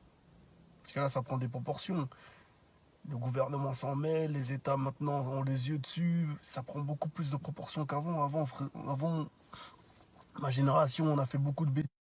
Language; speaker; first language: French; native; French